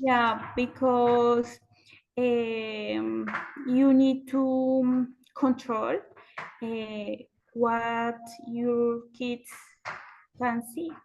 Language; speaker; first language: English; non-native, learner; Spanish